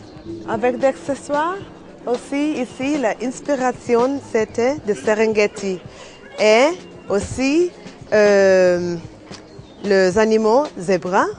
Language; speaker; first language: French; non-native, learner; Swahili